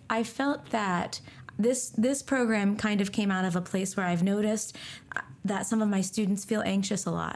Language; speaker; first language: English; native; English